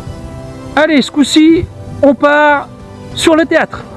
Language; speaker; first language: French; native; French